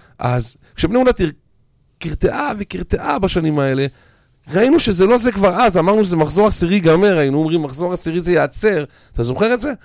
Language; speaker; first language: Hebrew; native; Hebrew